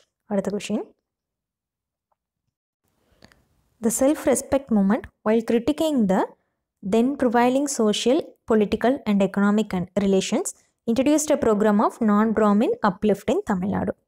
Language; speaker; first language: English; non-native, local second language; Tamil